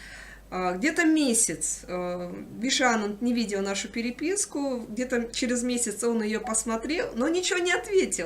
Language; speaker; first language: Russian; native; Russian